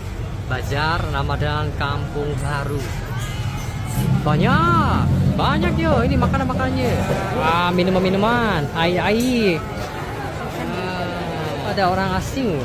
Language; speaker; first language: Indonesian; non-native, learner; Korean